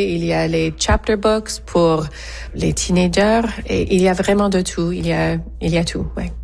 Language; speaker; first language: French; early bilingual, other home language; English